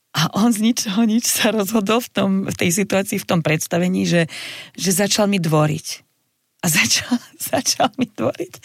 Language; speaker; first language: Slovak; non-native, local second language; Hungarian